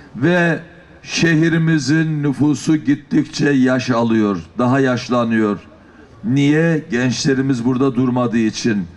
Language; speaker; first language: Turkish; native; Turkish